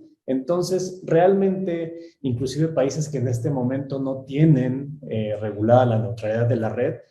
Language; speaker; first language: Spanish; native; Spanish